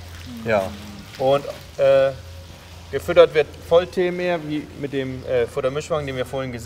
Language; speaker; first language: German; native; German